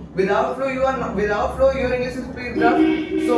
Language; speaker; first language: English; non-native, learner; Hindi